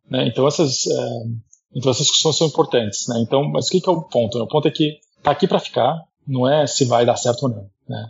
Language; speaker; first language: Portuguese; early bilingual, heritage; Portuguese